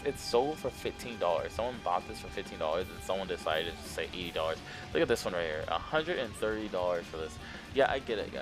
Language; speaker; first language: English; native; English